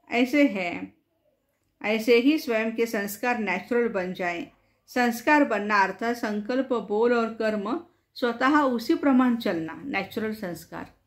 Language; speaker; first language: Hindi; non-native, local second language; Marathi